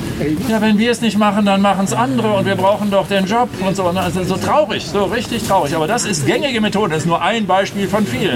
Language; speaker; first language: German; native; German